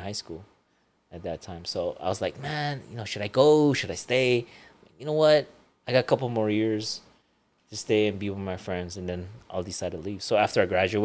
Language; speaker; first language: English; early bilingual, other home language; Iloko